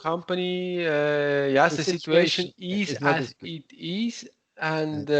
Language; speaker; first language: English; non-native, learner; Italian